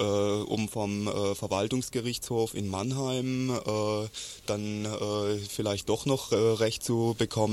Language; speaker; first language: German; native; German